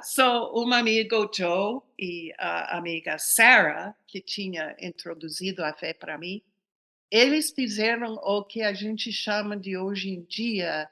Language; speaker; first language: Portuguese; non-native, fluent; English